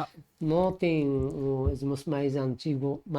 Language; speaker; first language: Portuguese; non-native, learner; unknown